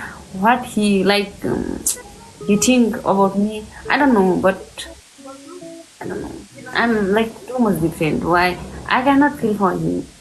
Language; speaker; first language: English; non-native, learner; Nepali